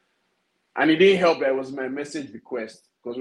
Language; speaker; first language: English; non-native, local second language; Yoruba